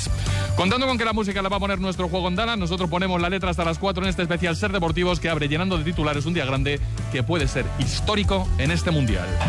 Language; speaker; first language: Spanish; native; Spanish